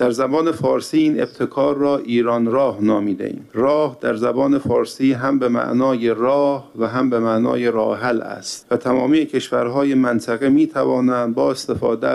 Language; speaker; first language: Persian; native; Persian